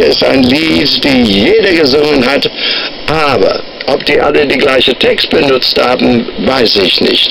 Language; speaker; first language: German; non-native, fluent; English